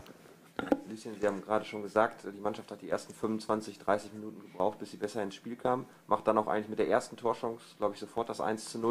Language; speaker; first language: German; native; German